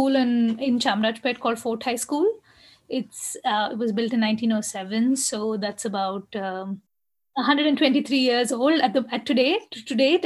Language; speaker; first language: English; non-native, local second language; Kannada